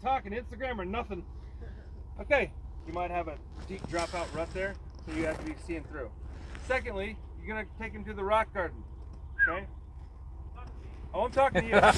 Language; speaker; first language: English; native; English